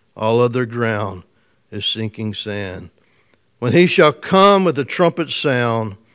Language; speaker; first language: English; native; English